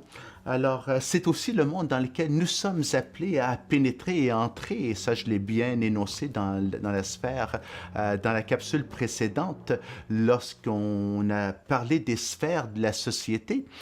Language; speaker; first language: French; native; French